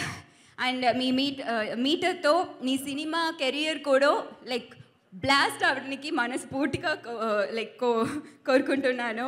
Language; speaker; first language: Telugu; non-native, learner; Tamil